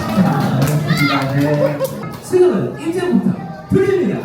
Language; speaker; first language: Korean; native; Korean